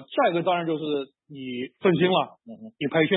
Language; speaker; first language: Chinese; native; Chinese